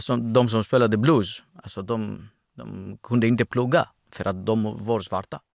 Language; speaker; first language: Swedish; non-native, fluent; Greek